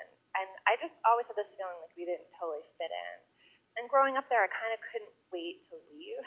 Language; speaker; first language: English; native; English